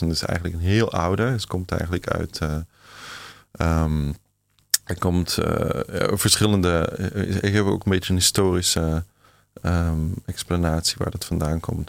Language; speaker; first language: Dutch; non-native, fluent; German